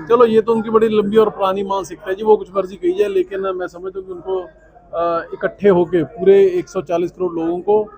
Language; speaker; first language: Urdu; non-native, local second language; Punjabi